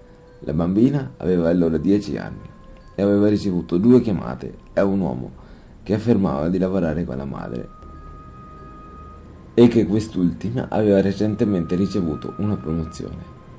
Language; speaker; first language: Italian; native; Italian